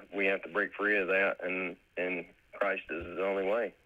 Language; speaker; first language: English; native; English